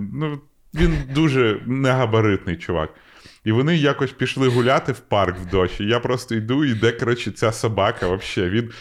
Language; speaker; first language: Ukrainian; non-native, local second language; Russian